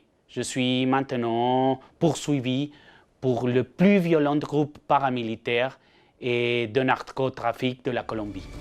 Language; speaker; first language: French; non-native, fluent; Spanish